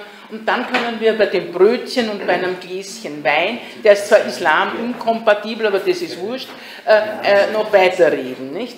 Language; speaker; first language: German; native; German